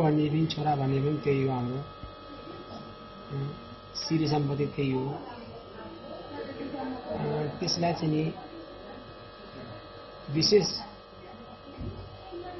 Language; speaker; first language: Nepali; native; Nepali